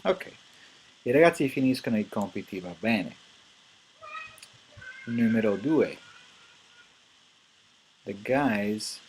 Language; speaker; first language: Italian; non-native, fluent; English